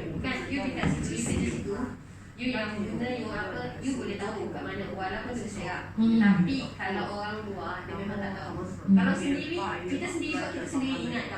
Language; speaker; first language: Malay; native; Malay